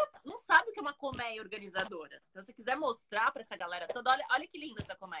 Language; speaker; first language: Portuguese; native; Portuguese